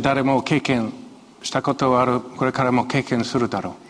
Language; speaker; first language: Japanese; non-native, fluent; Chinese